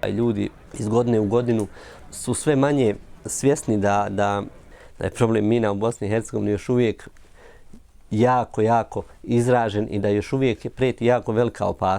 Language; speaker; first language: Bosnian; native; Bosnian